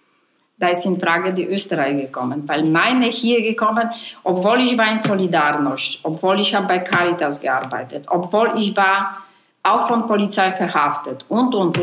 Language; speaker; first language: German; non-native, fluent; Polish